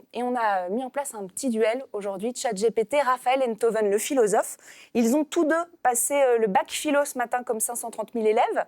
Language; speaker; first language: French; native; French